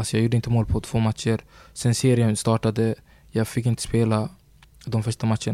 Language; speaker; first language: Swedish; early bilingual, other home language; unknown